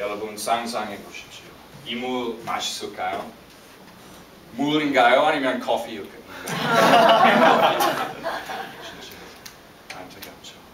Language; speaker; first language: Korean; non-native, fluent; English